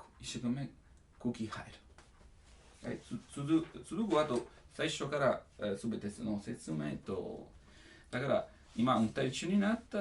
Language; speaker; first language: Japanese; non-native, learner; Italian